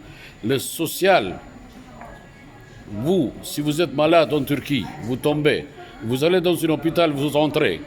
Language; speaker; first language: French; non-native, fluent; Turkish